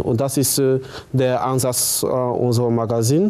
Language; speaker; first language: German; non-native, fluent; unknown